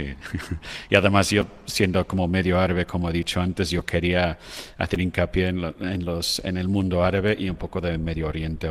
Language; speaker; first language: Spanish; non-native, fluent; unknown